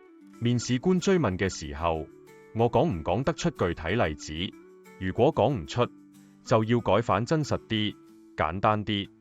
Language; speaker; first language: Cantonese; native; Cantonese